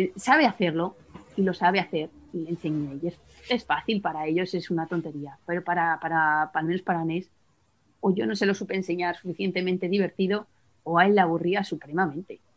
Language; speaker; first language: Spanish; native; Spanish